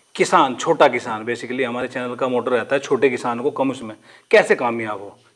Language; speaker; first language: Hindi; native; Hindi